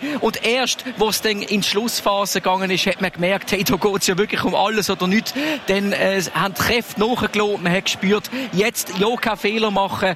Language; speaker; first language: German; native; German